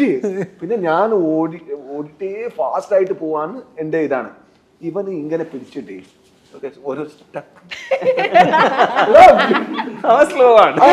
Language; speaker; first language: Malayalam; non-native, learner; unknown